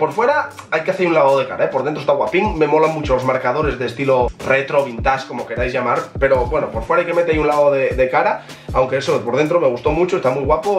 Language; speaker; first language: Spanish; native; Spanish